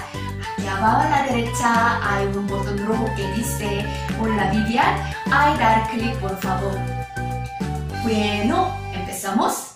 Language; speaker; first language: Spanish; non-native, fluent; Korean